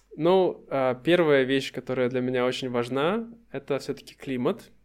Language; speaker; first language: Russian; native; Russian